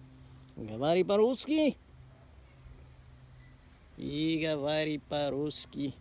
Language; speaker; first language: Russian; non-native, learner; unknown